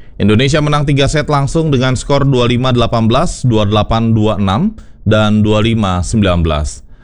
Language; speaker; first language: Indonesian; native; Indonesian